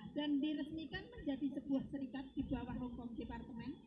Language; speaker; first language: Indonesian; native; Indonesian